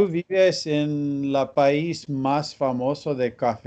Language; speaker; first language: Spanish; non-native, learner; English